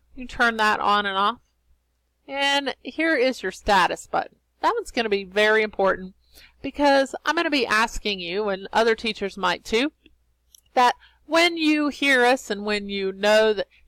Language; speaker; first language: English; native; English